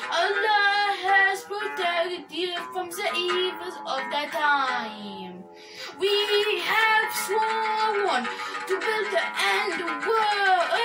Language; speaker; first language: English; non-native, fluent; Arabic